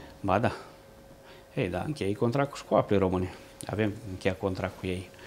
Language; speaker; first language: Romanian; native; Romanian